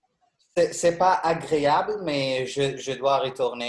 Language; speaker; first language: French; non-native, learner; Arabic